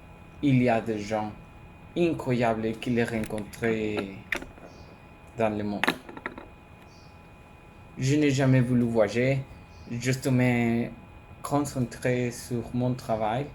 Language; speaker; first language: French; non-native, learner; Spanish